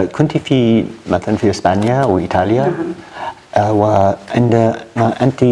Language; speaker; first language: Arabic; non-native, learner; English